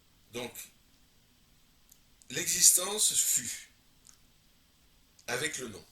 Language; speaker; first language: French; native; French